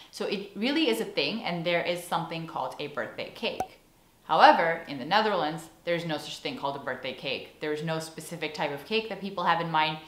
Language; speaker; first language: English; native; English